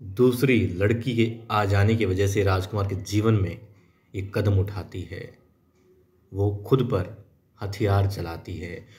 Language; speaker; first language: Hindi; native; Hindi